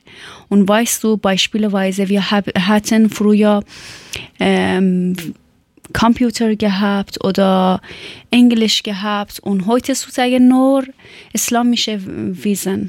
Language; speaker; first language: German; non-native, learner; Persian